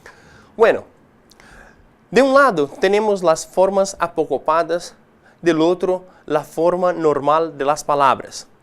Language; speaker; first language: Spanish; non-native, fluent; Portuguese